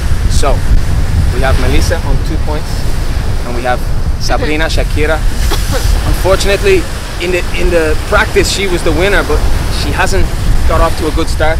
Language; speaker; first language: English; native; English